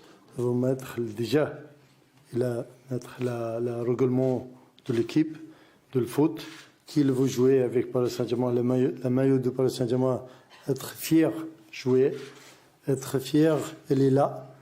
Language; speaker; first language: French; non-native, learner; Arabic